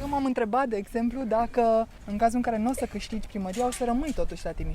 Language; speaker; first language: Romanian; native; Romanian